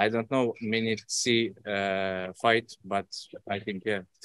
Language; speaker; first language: English; non-native, learner; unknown